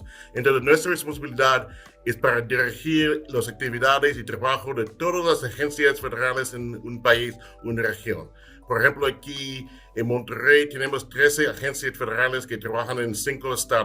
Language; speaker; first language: Spanish; non-native, fluent; English